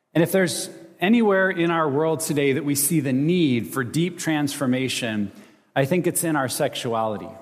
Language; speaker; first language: English; native; English